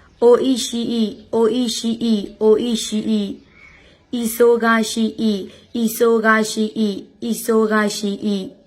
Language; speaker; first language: Japanese; non-native, fluent; Burmese